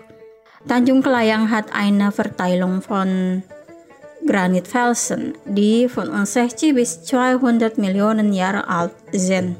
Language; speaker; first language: German; non-native, fluent; Indonesian